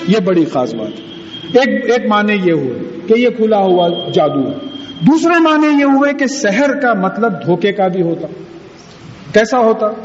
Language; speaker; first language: Urdu; native; Urdu